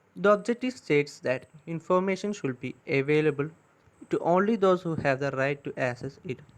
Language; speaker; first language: English; non-native, local second language; Malayalam